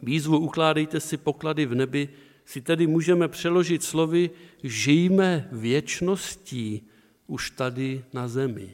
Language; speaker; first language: Czech; native; Czech